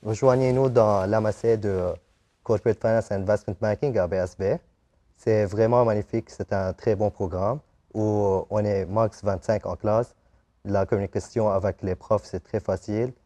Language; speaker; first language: French; non-native, fluent; Arabic